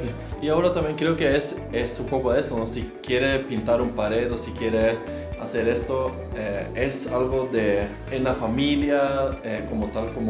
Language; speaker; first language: Spanish; non-native, fluent; Norwegian